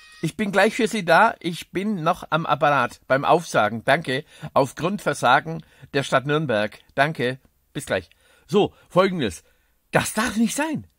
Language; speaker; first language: German; native; German